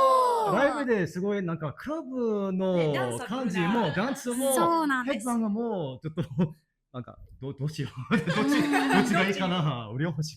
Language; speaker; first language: Japanese; non-native, learner; English